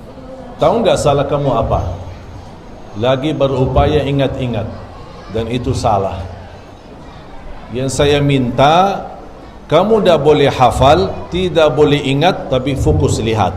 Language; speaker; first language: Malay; non-native, fluent; Arabic